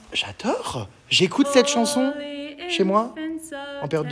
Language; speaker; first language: French; native; French